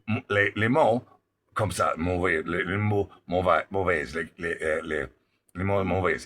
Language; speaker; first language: French; non-native, learner; English